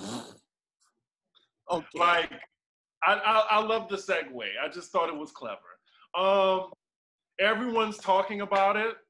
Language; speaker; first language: English; native; English